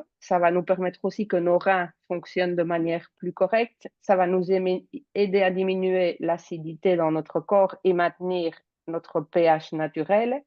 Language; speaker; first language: French; native; French